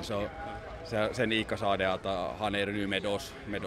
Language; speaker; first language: Swedish; non-native, learner; Finnish